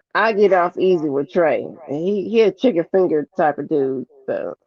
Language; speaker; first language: English; native; English